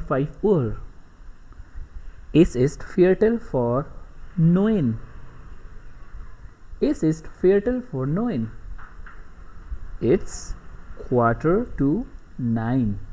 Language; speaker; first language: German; non-native, fluent; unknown